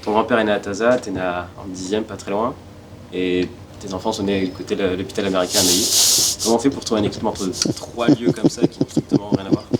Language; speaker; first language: French; native; French